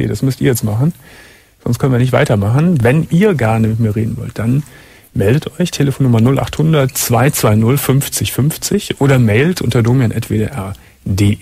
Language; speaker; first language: German; native; German